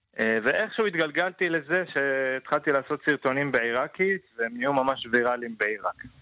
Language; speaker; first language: Hebrew; native; Hebrew